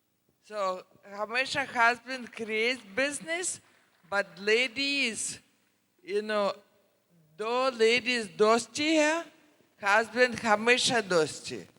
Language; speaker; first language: Hindi; non-native, learner; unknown